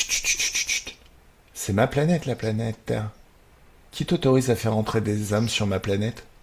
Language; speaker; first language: French; native; French